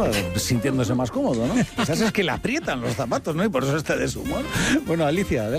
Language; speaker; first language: Spanish; native; Spanish